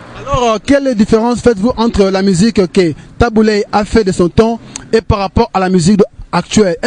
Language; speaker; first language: French; non-native, local second language; Lingala